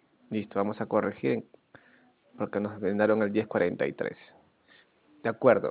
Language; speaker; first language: Spanish; native; Spanish